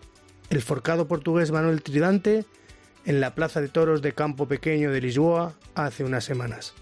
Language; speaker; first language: Spanish; native; Spanish